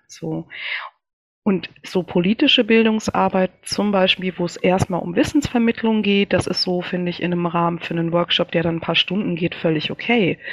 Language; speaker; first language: German; early bilingual, other home language; Kinyarwanda